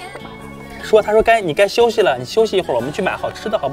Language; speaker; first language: Chinese; native; Chinese